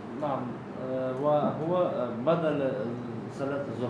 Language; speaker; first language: Arabic; non-native, learner; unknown